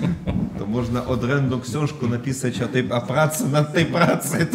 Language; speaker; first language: Polish; non-native, fluent; Russian